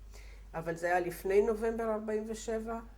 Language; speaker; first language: Hebrew; native; Hebrew